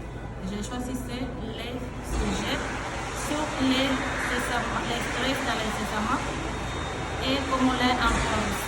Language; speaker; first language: French; non-native, learner; Spanish